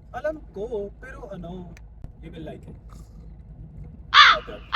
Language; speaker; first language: Filipino; non-native, learner; Punjabi